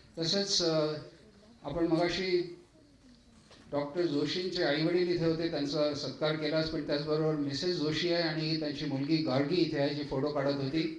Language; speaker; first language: Marathi; native; Marathi